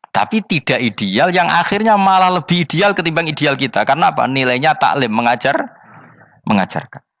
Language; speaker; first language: Malay; non-native, local second language; Javanese